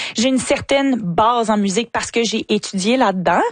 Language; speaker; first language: French; native; French